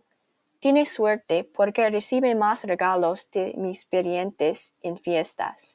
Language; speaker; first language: Spanish; non-native, learner; English